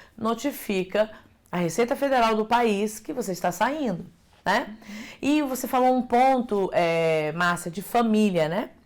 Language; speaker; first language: Portuguese; native; Portuguese